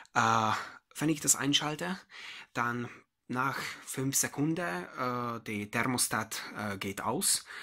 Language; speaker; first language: German; non-native, fluent; Hungarian